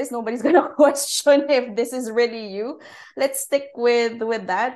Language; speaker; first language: English; non-native, local second language; Filipino